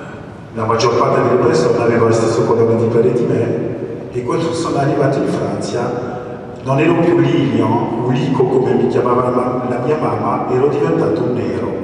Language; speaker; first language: Italian; early bilingual, other home language; French